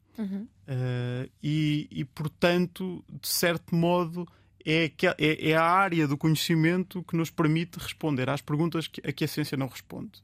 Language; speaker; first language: Portuguese; native; Portuguese